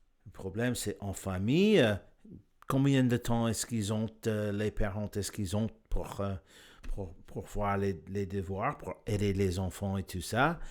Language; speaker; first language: French; non-native, learner; English